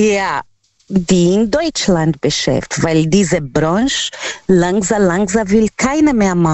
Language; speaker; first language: German; non-native, learner; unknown